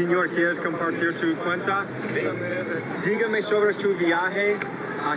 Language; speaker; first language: Spanish; non-native, learner; English